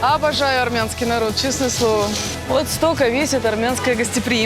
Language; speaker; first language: Russian; native; Russian